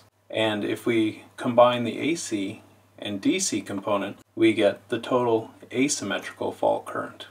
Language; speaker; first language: English; native; English